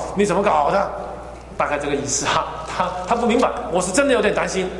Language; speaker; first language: Chinese; non-native, fluent; Cantonese